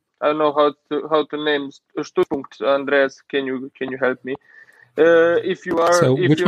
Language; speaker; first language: English; non-native, learner; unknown